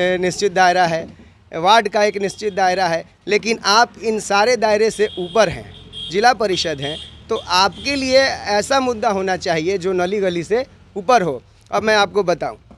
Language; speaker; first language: Hindi; native; Hindi